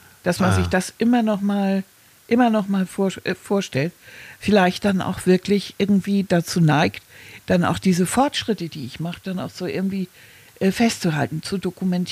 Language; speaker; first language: German; native; German